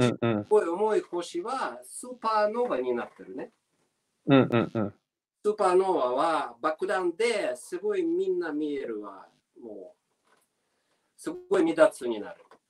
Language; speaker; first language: Japanese; non-native, learner; Russian